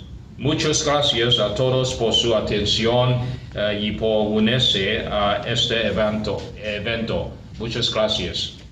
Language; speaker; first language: Spanish; non-native, learner; Chinese